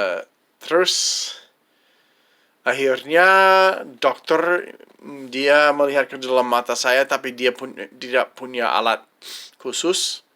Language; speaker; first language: Indonesian; non-native, fluent; English